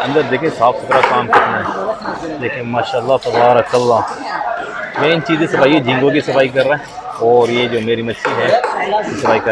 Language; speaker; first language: Hindi; native; Hindi